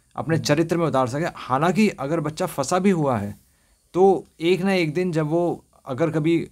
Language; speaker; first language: Hindi; native; Hindi